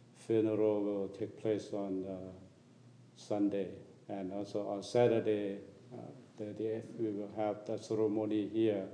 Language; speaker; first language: English; non-native, fluent; Thai